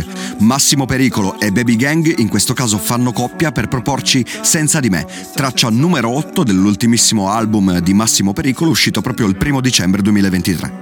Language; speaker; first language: Italian; native; Italian